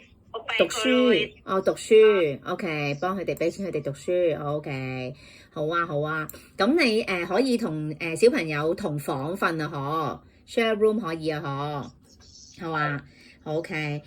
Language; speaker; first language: Cantonese; native; Cantonese